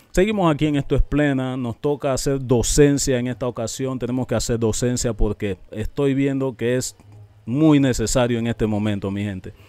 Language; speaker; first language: Spanish; non-native, local second language; English